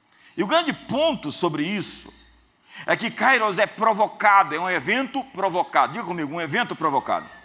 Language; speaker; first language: Portuguese; native; Portuguese